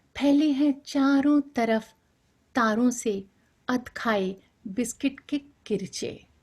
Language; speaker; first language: Hindi; non-native, local second language; Bangla